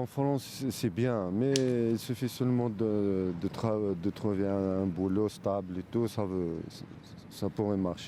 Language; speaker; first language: French; non-native, learner; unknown